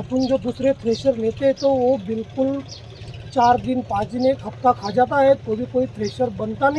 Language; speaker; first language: Hindi; non-native, local second language; Marathi